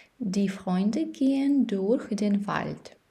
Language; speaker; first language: German; non-native, fluent; Ukrainian